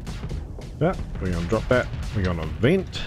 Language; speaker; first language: English; native; English